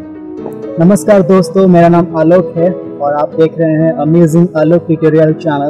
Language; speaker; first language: Hindi; non-native, local second language; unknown